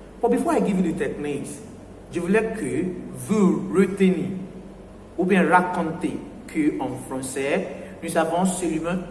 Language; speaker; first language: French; non-native, fluent; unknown